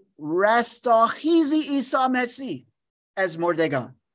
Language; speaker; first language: Persian; non-native, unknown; English